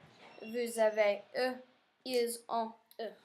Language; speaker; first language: French; non-native, learner; English